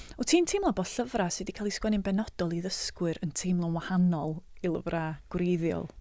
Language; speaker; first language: Welsh; native; Welsh